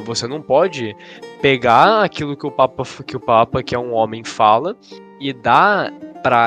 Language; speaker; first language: Portuguese; native; Portuguese